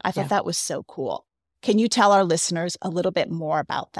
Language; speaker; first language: English; native; English